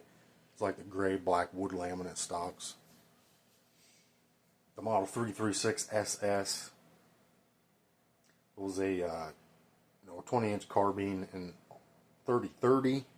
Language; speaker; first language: English; native; English